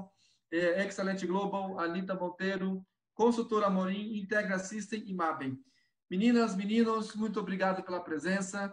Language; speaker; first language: Portuguese; native; Portuguese